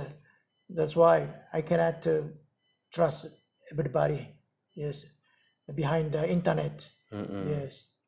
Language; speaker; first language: English; non-native, learner; Japanese